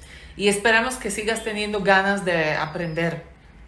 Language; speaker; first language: Spanish; non-native, fluent; Slovak